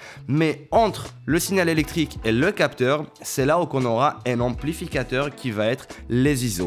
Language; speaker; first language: French; native; French